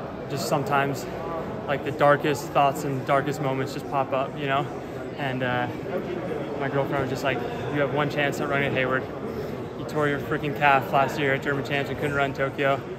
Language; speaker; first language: English; early bilingual, other home language; German